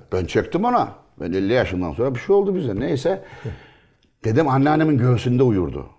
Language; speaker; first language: Turkish; native; Turkish